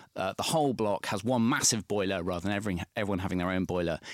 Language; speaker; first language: English; native; English